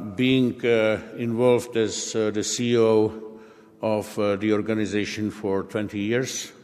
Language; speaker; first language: English; non-native, fluent; Czech